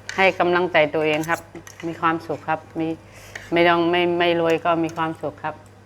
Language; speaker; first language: Thai; native; Thai